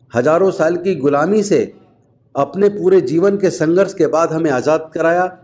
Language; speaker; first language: Hindi; native; Hindi